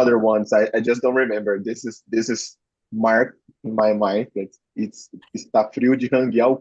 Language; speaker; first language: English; non-native, learner; Portuguese